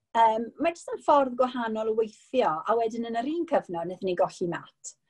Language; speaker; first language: Welsh; non-native, local second language; English